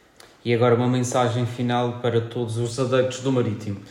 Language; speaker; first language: Portuguese; native; Portuguese